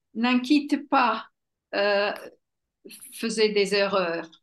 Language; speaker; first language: French; non-native, fluent; English